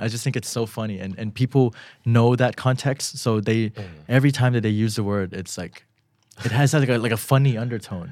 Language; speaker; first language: English; early bilingual, other home language; Thai